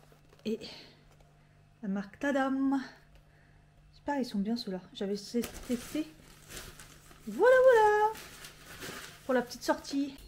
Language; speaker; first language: French; native; French